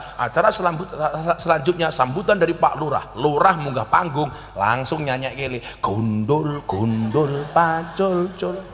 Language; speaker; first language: Indonesian; native; Indonesian